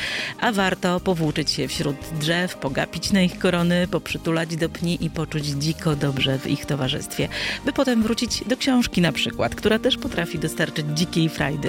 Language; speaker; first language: Polish; native; Polish